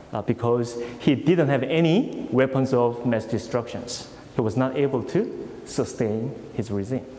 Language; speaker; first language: English; non-native, fluent; Korean